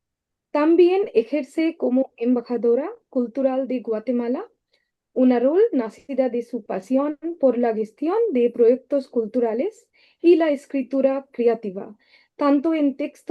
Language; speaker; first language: Spanish; non-native, learner; Bangla